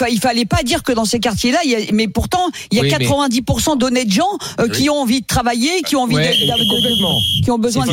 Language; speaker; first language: French; native; French